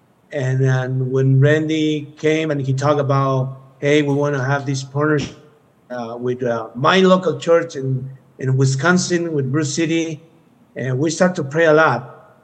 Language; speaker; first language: English; non-native, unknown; Spanish